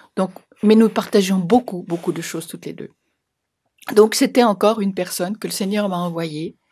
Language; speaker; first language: French; native; French